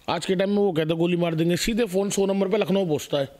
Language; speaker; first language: Hindi; native; Hindi